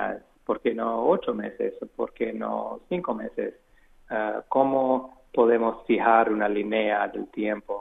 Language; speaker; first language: Spanish; non-native, fluent; English